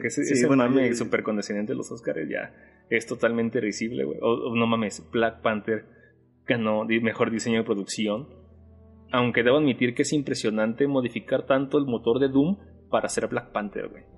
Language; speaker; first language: Spanish; native; Spanish